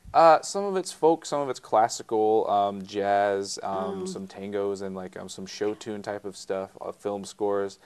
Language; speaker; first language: English; native; English